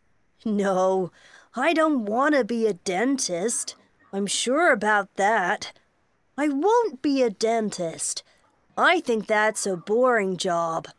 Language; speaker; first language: English; non-native, learner; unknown